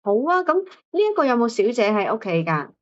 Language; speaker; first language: Cantonese; native; Cantonese